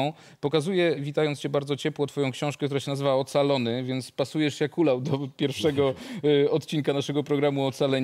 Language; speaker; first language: Polish; native; Polish